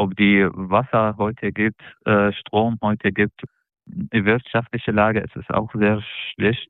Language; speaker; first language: German; non-native, fluent; Arabic